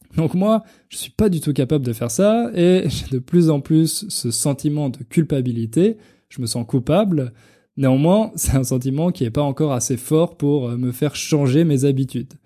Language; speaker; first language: French; native; French